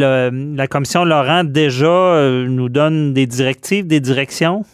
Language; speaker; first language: French; native; French